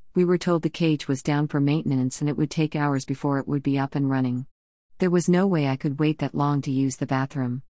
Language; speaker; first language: English; native; English